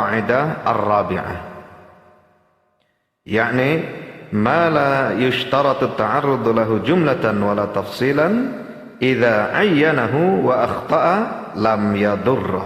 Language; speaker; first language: Arabic; non-native, fluent; Indonesian